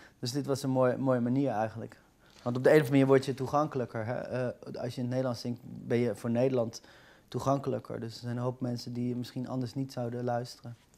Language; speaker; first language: Dutch; native; Dutch